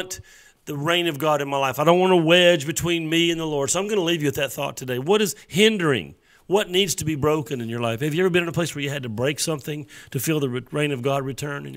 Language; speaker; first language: English; native; English